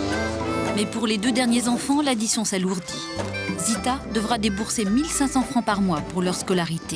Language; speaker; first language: French; native; French